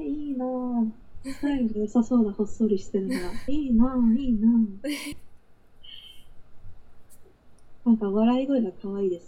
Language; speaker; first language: Japanese; native; Japanese